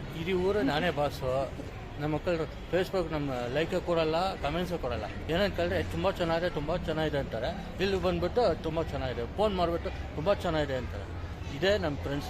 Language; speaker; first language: Kannada; native; Kannada